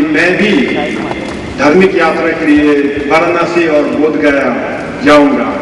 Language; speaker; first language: Hindi; non-native, fluent; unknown